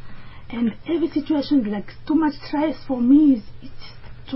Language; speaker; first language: English; non-native, learner; French